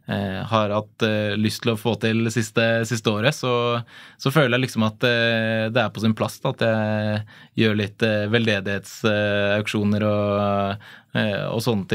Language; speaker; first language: Norwegian; native; Norwegian